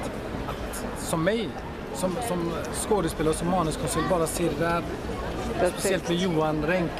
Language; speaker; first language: Swedish; early bilingual, other home language; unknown